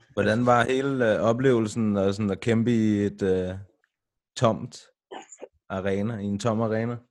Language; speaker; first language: Danish; native; Danish